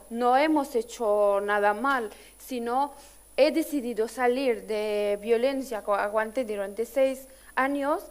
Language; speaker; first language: Spanish; non-native, fluent; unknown